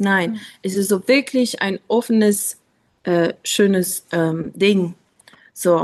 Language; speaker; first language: German; non-native, learner; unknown